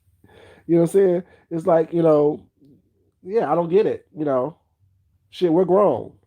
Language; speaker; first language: English; native; English